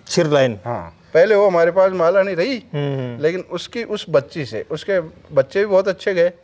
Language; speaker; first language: Hindi; native; Hindi